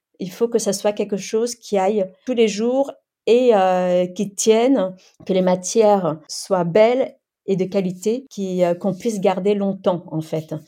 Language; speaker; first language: French; early bilingual, other home language; Khmer